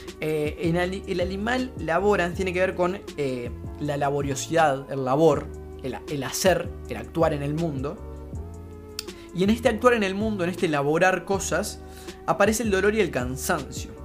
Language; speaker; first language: Spanish; native; Spanish